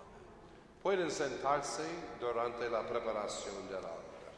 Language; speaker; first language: Spanish; non-native, fluent; English